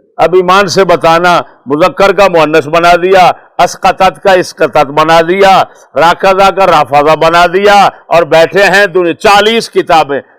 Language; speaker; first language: Urdu; non-native, local second language; Punjabi